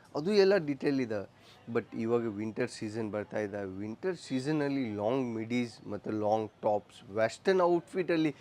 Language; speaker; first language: Kannada; non-native, local second language; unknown